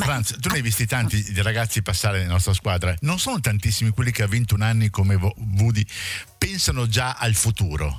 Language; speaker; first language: Italian; native; Italian